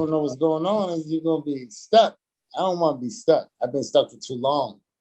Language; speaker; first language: English; native; English